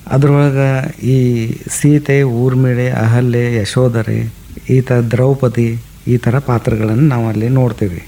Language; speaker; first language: Kannada; native; Kannada